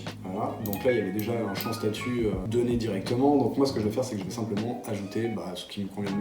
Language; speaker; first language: French; native; French